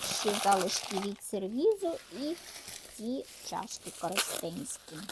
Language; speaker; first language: Ukrainian; non-native, local second language; Russian